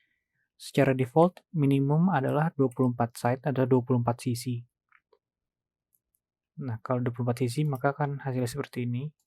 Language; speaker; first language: Indonesian; native; Indonesian